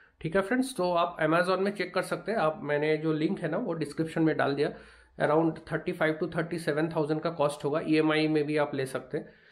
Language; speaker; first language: Hindi; non-native, local second language; Bangla